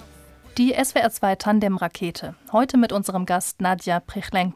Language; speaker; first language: German; native; German